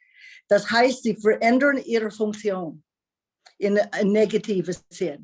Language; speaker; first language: German; non-native, learner; English